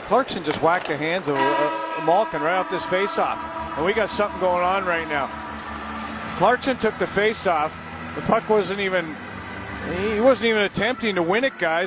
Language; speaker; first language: English; native; English